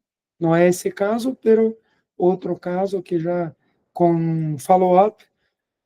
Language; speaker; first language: Spanish; non-native, fluent; Portuguese